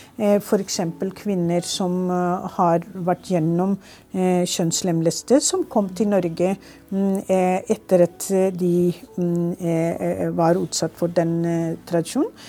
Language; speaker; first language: Norwegian; non-native, fluent; Urdu